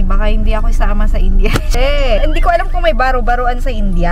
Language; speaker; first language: Filipino; native; Filipino